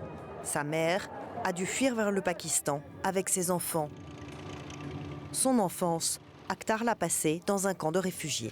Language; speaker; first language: French; native; French